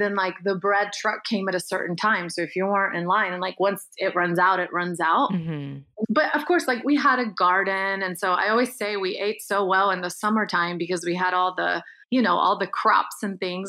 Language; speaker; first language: English; early bilingual, other home language; Bulgarian